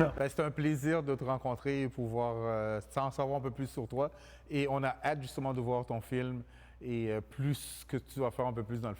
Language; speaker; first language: French; native; French